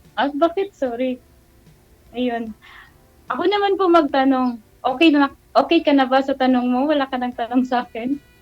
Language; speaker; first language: Filipino; non-native, local second language; Hiligaynon